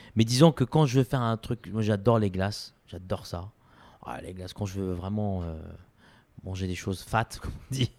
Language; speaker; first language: French; non-native, local second language; Arabic